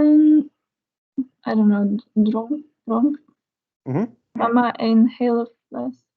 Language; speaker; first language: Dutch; non-native, learner; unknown